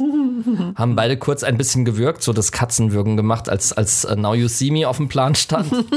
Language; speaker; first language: German; native; German